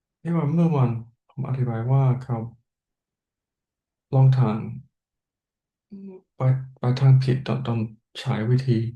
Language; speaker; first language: Thai; non-native, learner; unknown